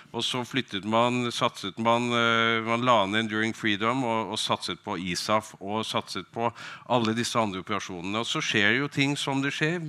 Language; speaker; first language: Norwegian; native; Norwegian